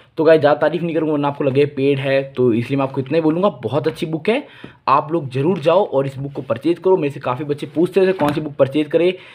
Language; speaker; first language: Hindi; native; Hindi